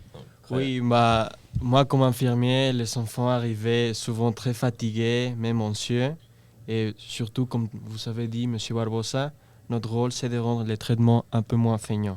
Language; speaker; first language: French; non-native, learner; Spanish